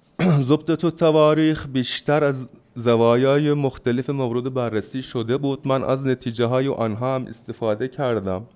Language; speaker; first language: Persian; non-native, fluent; Turkish